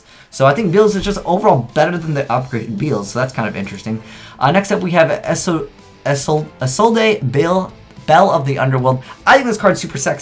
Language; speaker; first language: English; native; English